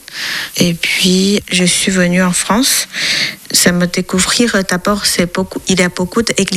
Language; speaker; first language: French; non-native, learner; Chinese